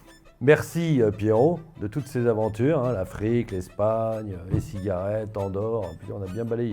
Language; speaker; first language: French; native; French